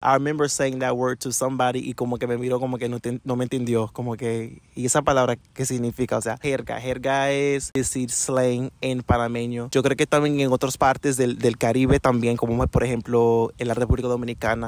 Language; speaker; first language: Spanish; non-native, fluent; English